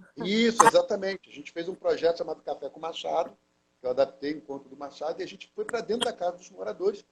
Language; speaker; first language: Portuguese; native; Portuguese